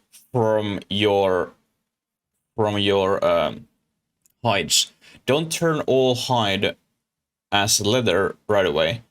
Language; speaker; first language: English; non-native, learner; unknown